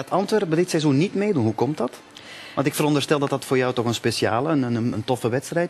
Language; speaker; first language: Dutch; native; Dutch